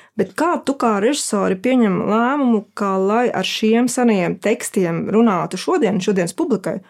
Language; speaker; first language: Latvian; native; Latvian